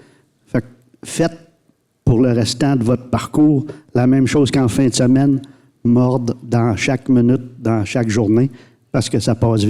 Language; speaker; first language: French; native; French